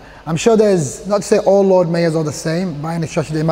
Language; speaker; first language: English; early bilingual, other home language; Somali